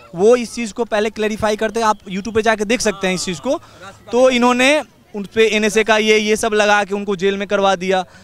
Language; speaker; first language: Hindi; native; Hindi